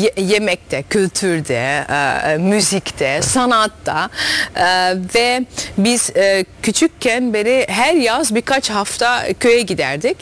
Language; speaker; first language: Turkish; early bilingual, heritage; Turkish